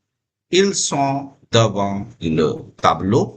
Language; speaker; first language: French; non-native, fluent; Hindi